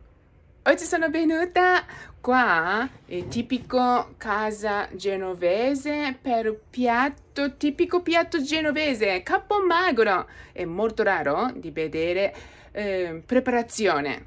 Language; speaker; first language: Italian; non-native, learner; Japanese